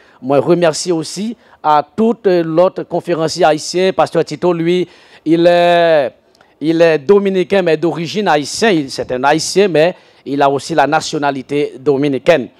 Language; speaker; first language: French; native; French